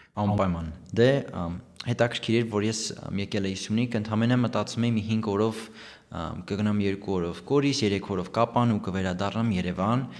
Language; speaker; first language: Armenian; early bilingual, heritage; Armenian